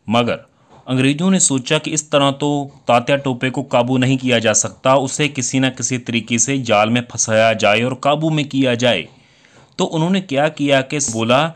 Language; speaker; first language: Hindi; non-native, local second language; Punjabi